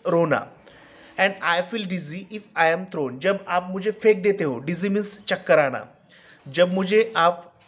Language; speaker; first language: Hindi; non-native, local second language; Marathi